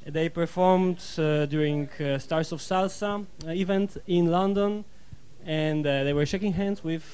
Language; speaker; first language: English; non-native, fluent; Polish